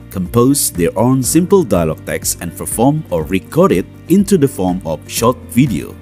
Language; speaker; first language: English; non-native, fluent; Indonesian